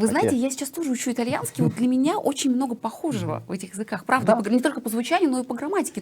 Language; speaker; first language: Russian; native; Russian